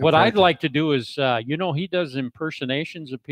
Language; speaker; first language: English; native; English